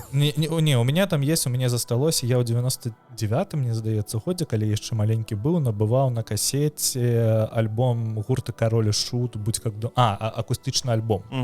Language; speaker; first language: Belarusian; non-native, local second language; Russian